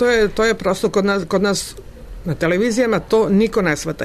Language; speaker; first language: Serbian; native; Serbian